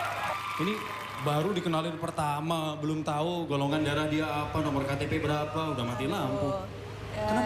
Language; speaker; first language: Indonesian; native; Indonesian